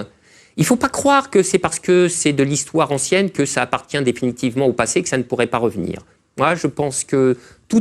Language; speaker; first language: French; native; French